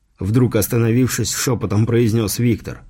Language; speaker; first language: Russian; native; Russian